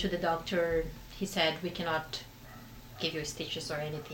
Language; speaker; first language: English; non-native, fluent; Portuguese